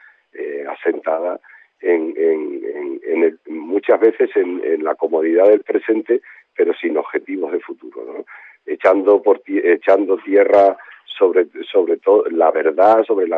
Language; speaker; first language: Spanish; native; Spanish